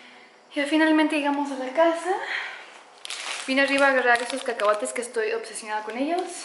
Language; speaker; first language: Spanish; early bilingual, heritage; Spanish